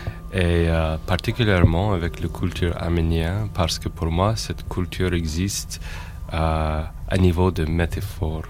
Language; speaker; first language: French; non-native, fluent; English